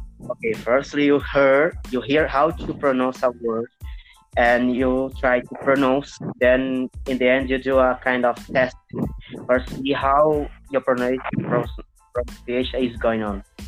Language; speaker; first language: English; non-native, learner; Portuguese